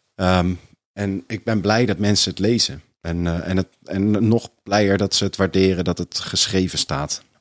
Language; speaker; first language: Dutch; native; Dutch